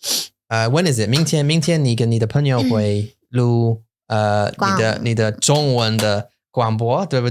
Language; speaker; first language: Chinese; non-native, learner; English